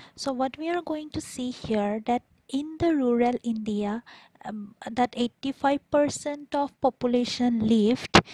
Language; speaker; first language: English; non-native, local second language; Assamese